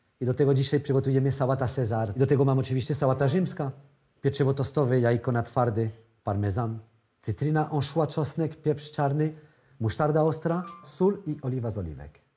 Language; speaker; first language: Polish; non-native, learner; French